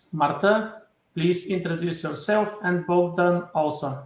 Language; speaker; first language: English; non-native, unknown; Bulgarian